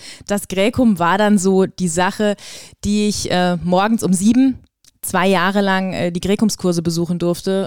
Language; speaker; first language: German; native; German